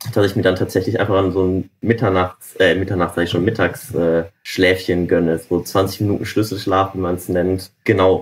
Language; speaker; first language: German; native; German